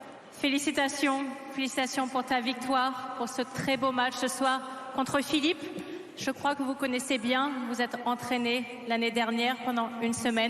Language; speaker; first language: French; native; French